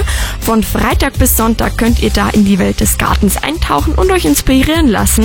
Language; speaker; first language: German; native; German